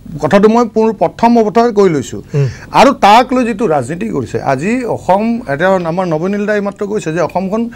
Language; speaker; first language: Assamese; non-native, local second language; Bangla